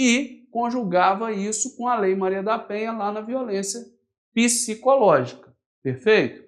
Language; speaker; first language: Portuguese; native; Portuguese